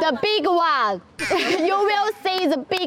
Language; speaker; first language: English; non-native, learner; Chinese